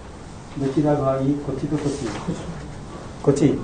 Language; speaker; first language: Japanese; non-native, learner; Bangla